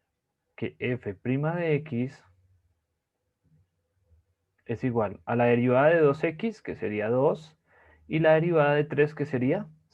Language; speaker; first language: Spanish; native; Spanish